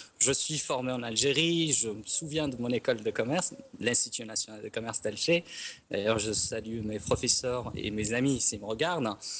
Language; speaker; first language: French; non-native, local second language; Arabic